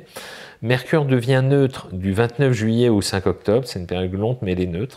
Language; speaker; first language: French; native; French